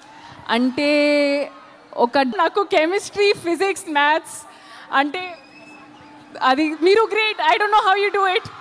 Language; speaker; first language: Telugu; non-native, local second language; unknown